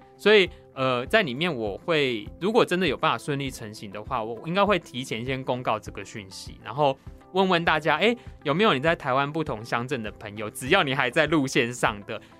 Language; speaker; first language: Chinese; native; Chinese